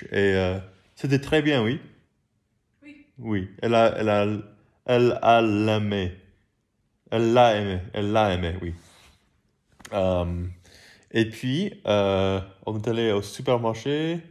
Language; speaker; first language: French; non-native, learner; English